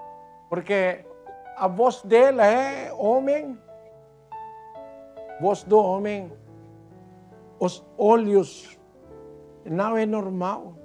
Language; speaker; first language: Portuguese; non-native, learner; Filipino